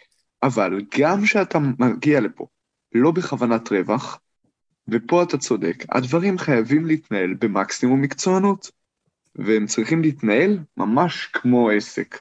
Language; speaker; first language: Hebrew; native; Hebrew